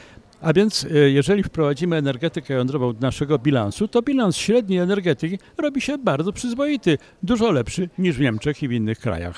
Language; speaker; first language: Polish; native; Polish